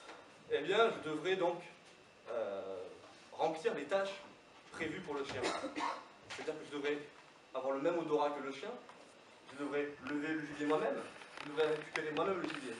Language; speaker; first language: French; native; French